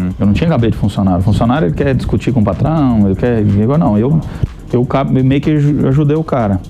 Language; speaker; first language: Portuguese; native; Portuguese